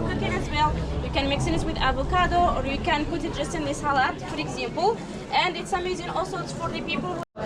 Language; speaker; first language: English; non-native, fluent; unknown